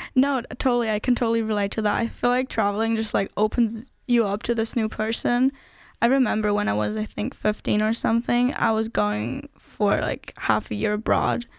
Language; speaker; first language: English; non-native, fluent; German